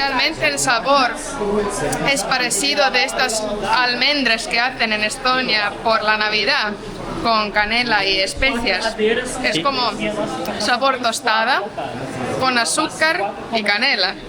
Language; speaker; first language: Spanish; non-native, fluent; Estonian